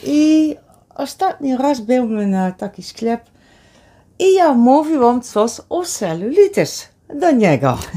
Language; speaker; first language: Polish; non-native, learner; Dutch